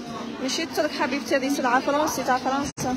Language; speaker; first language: Arabic; native; Arabic